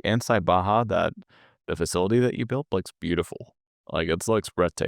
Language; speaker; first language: English; native; English